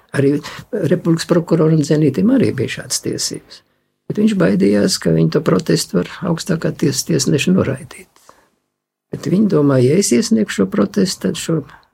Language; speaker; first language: Latvian; native; Latvian